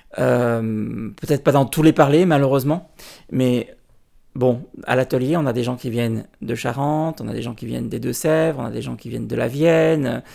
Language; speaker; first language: French; native; French